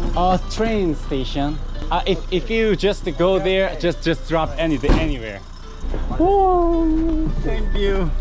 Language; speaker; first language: English; non-native, learner; Korean